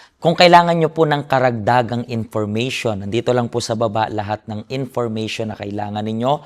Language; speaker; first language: Filipino; native; Filipino